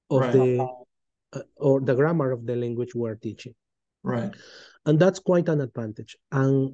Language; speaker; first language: English; non-native, fluent; Spanish